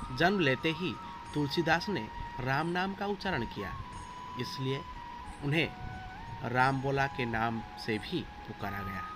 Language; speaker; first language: Hindi; non-native, local second language; Odia